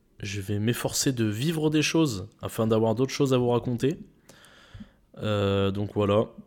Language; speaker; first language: French; native; French